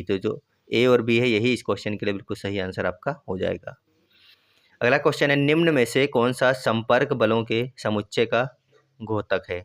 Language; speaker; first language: Hindi; native; Hindi